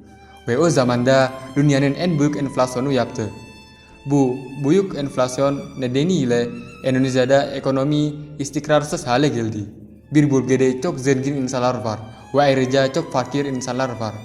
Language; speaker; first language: Turkish; non-native, learner; Indonesian